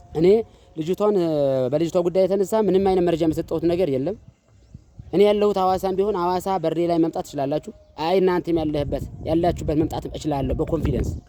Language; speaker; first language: Amharic; non-native, local second language; Sebat Bet Gurage